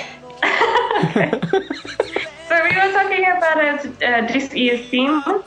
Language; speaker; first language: English; non-native, fluent; Japanese